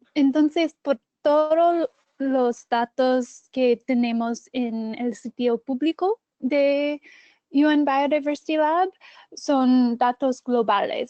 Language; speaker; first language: Spanish; non-native, learner; English